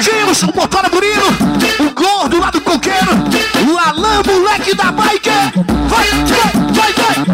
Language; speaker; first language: Portuguese; native; Portuguese